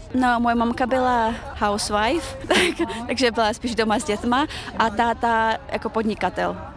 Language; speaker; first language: Czech; early bilingual, other home language; Chechen